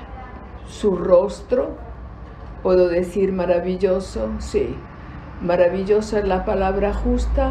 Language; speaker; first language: Spanish; non-native, fluent; Italian